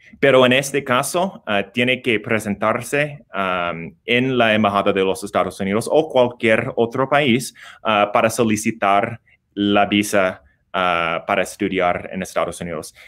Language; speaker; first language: Spanish; non-native, learner; English